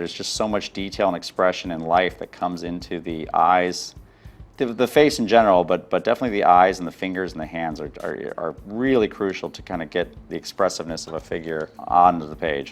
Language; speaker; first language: English; native; English